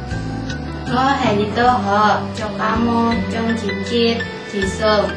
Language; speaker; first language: Cantonese; non-native, learner; Indonesian